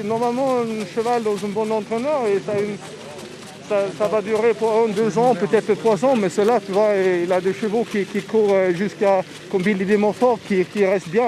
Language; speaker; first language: French; non-native, fluent; Swedish